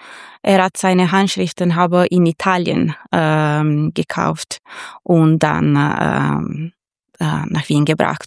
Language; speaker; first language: German; non-native, fluent; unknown